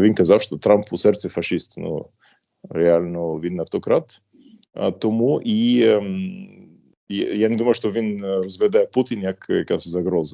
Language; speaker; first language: Ukrainian; non-native, fluent; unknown